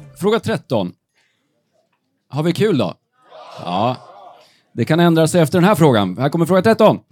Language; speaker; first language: Swedish; native; Swedish